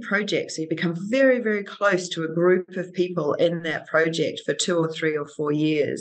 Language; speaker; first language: English; native; English